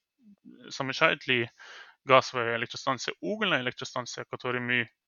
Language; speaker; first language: Russian; non-native, fluent; Norwegian